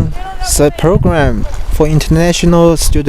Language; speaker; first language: English; non-native, learner; Chinese